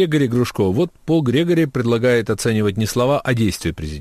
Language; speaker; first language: Russian; native; Russian